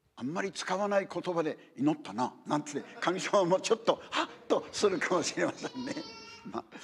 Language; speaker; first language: Japanese; native; Japanese